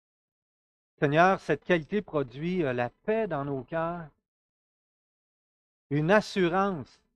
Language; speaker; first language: French; native; French